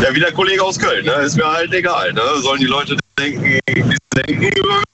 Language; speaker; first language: German; native; German